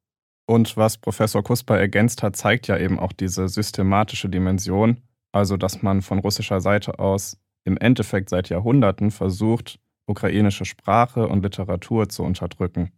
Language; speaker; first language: German; native; German